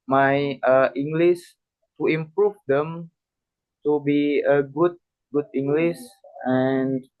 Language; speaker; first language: English; non-native, learner; Indonesian